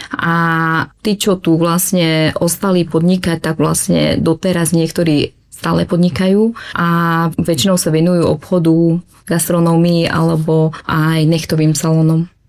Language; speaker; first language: Slovak; early bilingual, other home language; Vietnamese